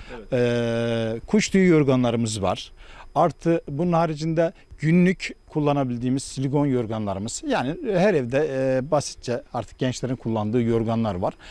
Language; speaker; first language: Turkish; native; Turkish